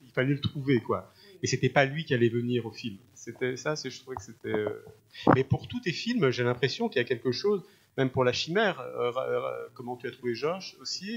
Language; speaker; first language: French; native; French